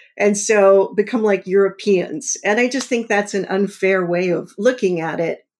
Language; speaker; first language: English; native; English